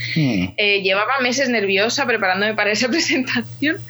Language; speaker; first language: Spanish; early bilingual, other home language; Ukrainian